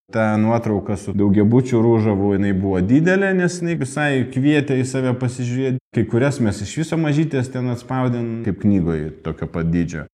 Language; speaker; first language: Lithuanian; non-native, local second language; Russian